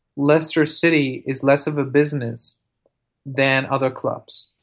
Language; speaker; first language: English; early bilingual, other home language; Arabic